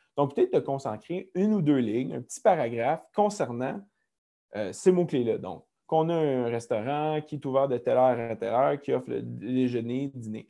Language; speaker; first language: French; native; French